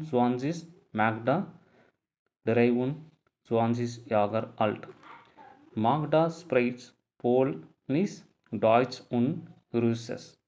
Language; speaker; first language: German; non-native, learner; Tamil